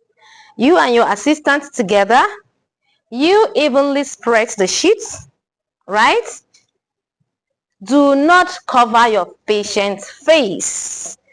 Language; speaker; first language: English; non-native, local second language; Igbo